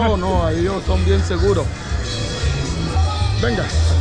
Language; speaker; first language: Spanish; native; Spanish